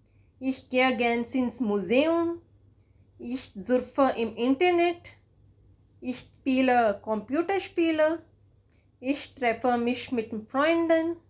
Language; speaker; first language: German; non-native, fluent; Hindi